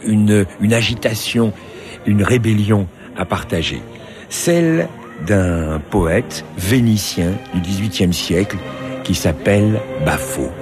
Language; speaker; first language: French; native; French